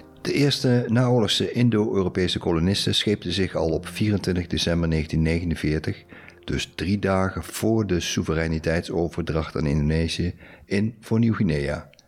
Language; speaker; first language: Dutch; native; Dutch